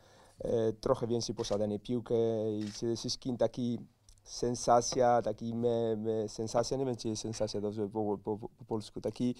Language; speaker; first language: Polish; non-native, learner; Spanish